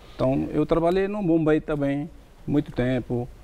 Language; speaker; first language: Portuguese; non-native, learner; Hindi